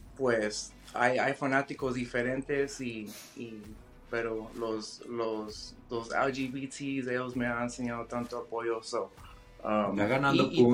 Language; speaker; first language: Spanish; early bilingual, heritage; Spanish